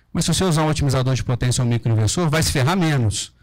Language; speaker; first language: Portuguese; native; Portuguese